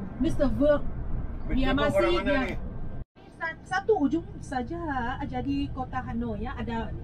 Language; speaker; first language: Indonesian; non-native, fluent; Vietnamese